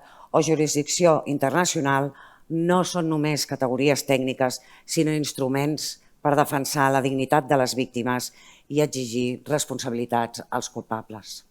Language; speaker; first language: Catalan; native; Catalan